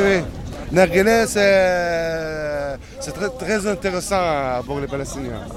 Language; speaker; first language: French; non-native, learner; Arabic